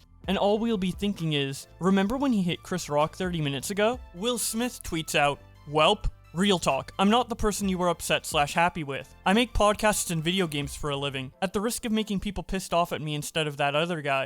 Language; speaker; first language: English; native; English